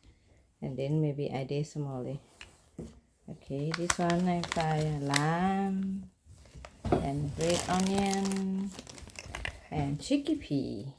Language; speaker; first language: English; non-native, learner; Thai